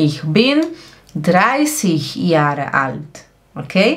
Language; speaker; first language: German; non-native, fluent; Portuguese